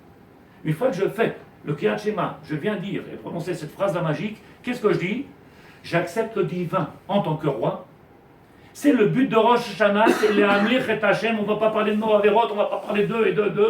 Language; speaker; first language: French; native; French